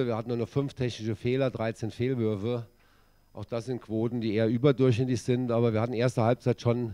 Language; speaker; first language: German; native; German